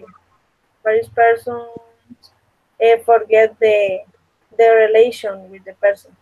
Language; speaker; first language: English; non-native, learner; Spanish